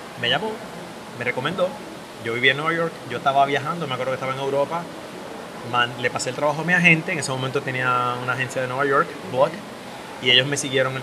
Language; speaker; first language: Spanish; native; Spanish